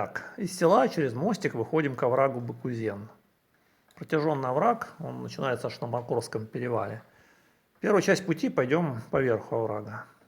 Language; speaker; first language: Russian; native; Russian